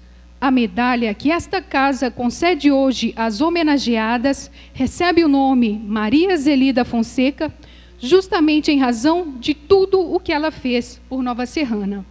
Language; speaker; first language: Portuguese; native; Portuguese